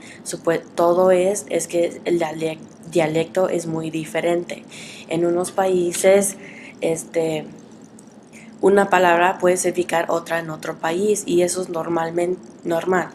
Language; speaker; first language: Spanish; early bilingual, heritage; Spanish